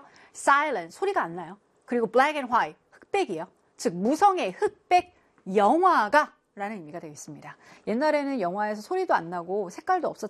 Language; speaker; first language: Korean; native; Korean